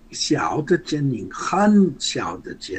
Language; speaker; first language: Chinese; non-native, learner; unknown